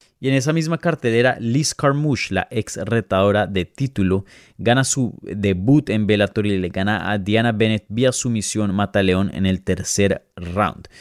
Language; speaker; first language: Spanish; native; Spanish